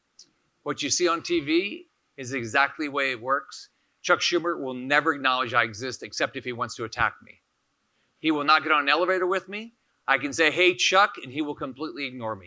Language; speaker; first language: English; native; English